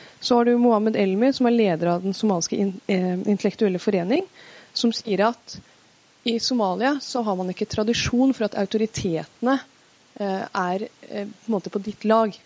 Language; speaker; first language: Norwegian; early bilingual, other home language; Persian